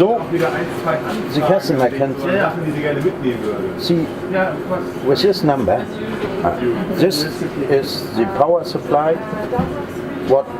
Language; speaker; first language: English; non-native, learner; German